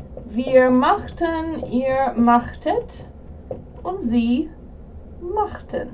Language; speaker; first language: German; non-native, fluent; English